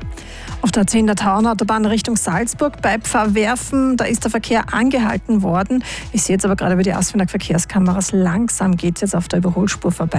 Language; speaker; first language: German; native; German